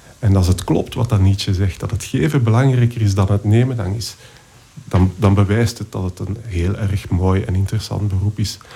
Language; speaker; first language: Dutch; native; Dutch